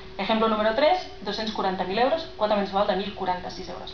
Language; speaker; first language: Spanish; non-native, local second language; Catalan